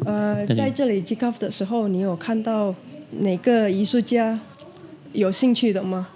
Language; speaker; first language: Chinese; non-native, fluent; Indonesian